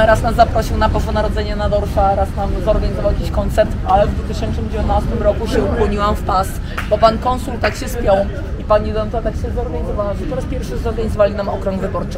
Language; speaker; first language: Polish; native; Polish